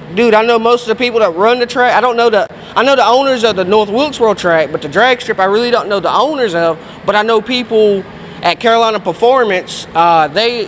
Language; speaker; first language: English; native; English